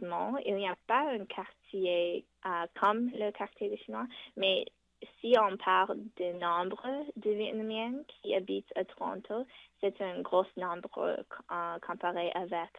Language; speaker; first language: French; non-native, fluent; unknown